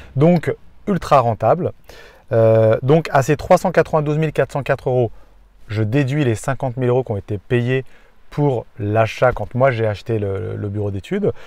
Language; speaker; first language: French; native; French